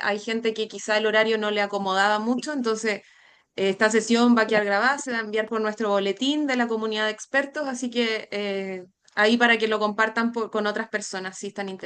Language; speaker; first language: Spanish; native; Spanish